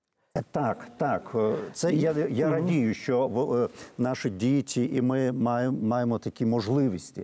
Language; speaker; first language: Ukrainian; non-native, fluent; Lithuanian